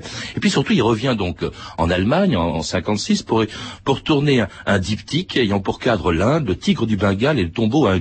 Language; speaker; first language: French; native; French